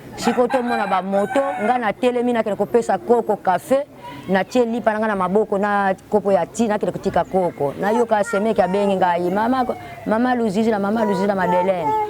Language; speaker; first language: Lingala; non-native, local second language; Kongo